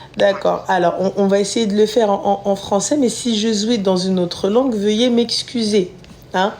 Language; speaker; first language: French; early bilingual, other home language; Arabic